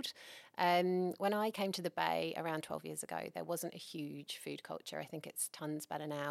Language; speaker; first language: English; native; English